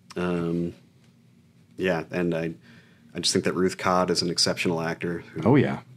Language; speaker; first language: English; native; English